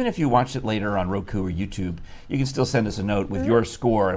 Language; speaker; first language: English; native; English